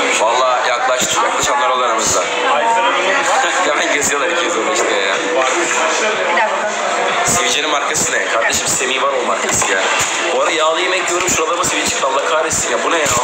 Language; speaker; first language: Turkish; native; Turkish